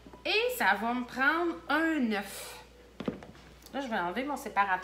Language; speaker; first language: French; native; French